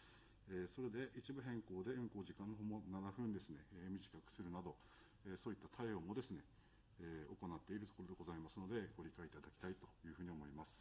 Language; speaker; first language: Japanese; native; Japanese